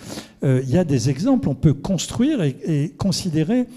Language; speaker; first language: French; native; French